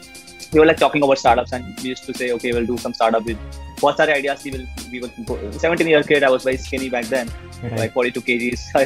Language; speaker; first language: English; non-native, local second language; Marathi